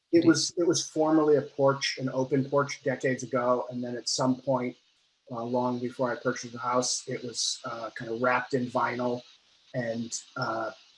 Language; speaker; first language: English; native; English